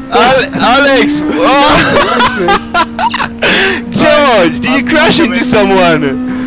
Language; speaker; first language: English; non-native, fluent; French